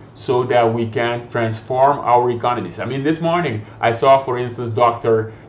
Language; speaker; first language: English; non-native, fluent; Papiamento